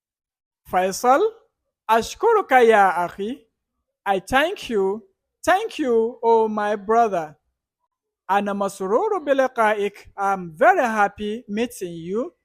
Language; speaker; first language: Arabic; non-native, fluent; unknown